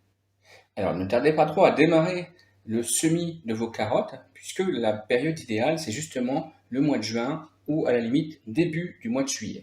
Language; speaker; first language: French; native; French